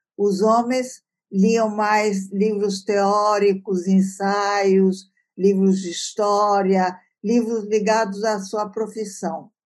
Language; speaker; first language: Portuguese; early bilingual, other home language; Italian